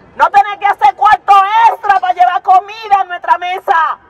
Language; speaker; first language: Spanish; native; Spanish